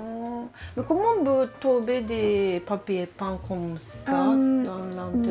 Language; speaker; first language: French; non-native, learner; Japanese